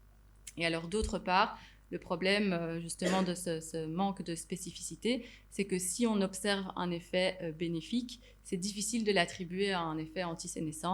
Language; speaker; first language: French; native; French